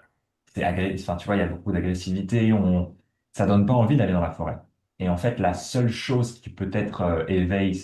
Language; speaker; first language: French; native; French